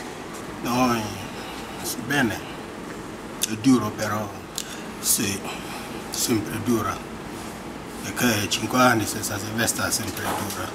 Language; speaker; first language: Italian; non-native, learner; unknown